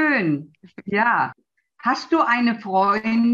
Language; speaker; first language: German; non-native, fluent; Italian